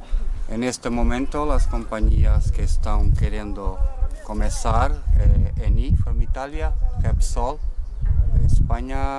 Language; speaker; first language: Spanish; non-native, fluent; Portuguese